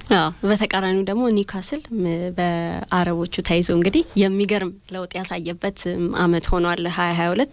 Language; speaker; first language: Amharic; native; Amharic